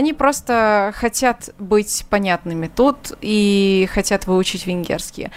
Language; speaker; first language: Russian; non-native, fluent; Hungarian